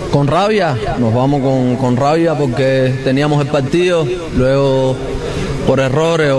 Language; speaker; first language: Spanish; native; Spanish